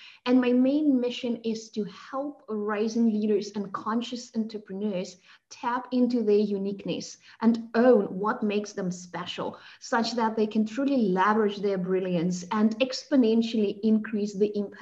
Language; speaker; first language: English; non-native, fluent; Russian